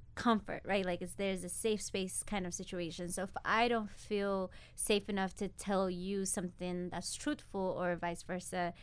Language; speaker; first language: English; non-native, fluent; Amharic